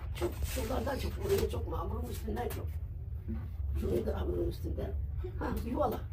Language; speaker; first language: Turkish; native; Turkish